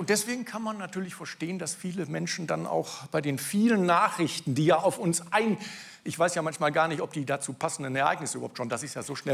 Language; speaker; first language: German; native; German